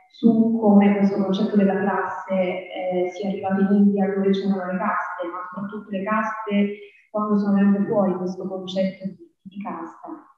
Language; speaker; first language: Italian; native; Italian